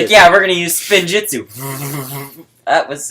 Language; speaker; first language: English; native; English